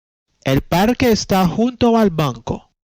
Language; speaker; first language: Spanish; non-native, fluent; Haitian Creole